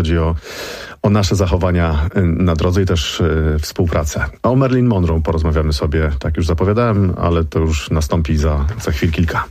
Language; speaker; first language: Polish; native; Polish